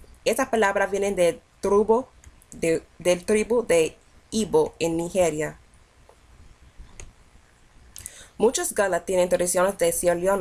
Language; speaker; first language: Spanish; non-native, learner; English